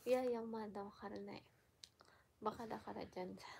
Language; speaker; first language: Japanese; non-native, learner; Filipino